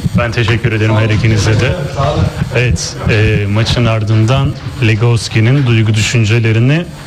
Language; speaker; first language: Turkish; native; Turkish